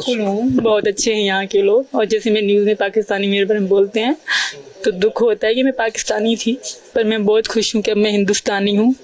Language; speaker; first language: Urdu; non-native, local second language; Sindhi